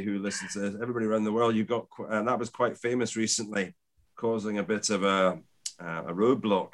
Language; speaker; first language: English; native; English